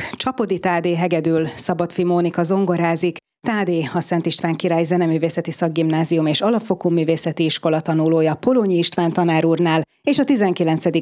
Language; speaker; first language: Hungarian; native; Hungarian